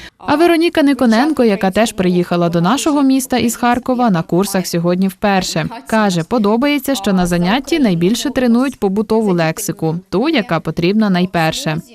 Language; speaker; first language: Ukrainian; native; Ukrainian